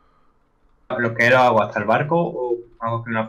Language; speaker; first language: Spanish; native; Spanish